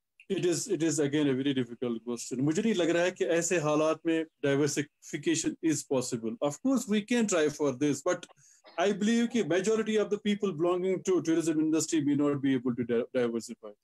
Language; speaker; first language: Hindi; non-native, local second language; Kashmiri